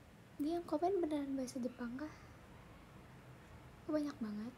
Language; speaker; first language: Indonesian; native; Indonesian